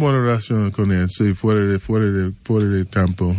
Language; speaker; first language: Spanish; non-native, learner; English